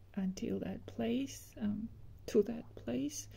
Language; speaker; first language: English; non-native, fluent; Georgian